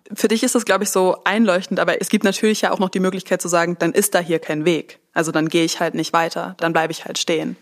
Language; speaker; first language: German; native; German